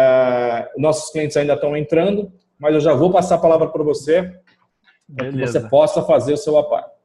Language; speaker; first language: Portuguese; native; Portuguese